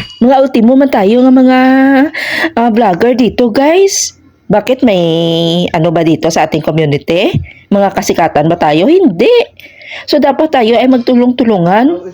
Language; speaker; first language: Filipino; non-native, local second language; Hiligaynon